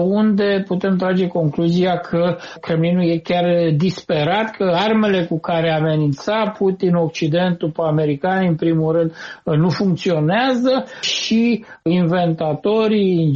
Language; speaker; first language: Romanian; native; Romanian